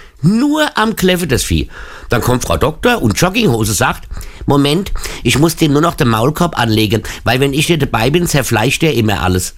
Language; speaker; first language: German; native; German